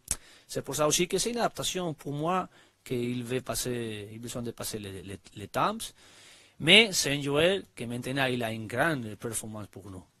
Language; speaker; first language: French; non-native, learner; Spanish